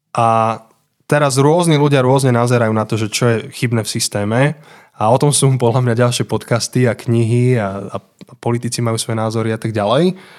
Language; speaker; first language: Slovak; native; Slovak